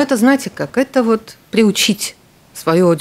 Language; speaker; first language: Russian; native; Russian